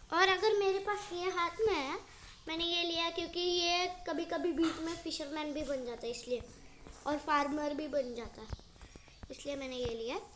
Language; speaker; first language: Hindi; non-native, local second language; Marathi